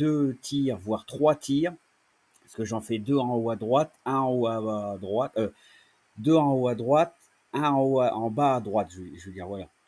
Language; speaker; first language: French; native; French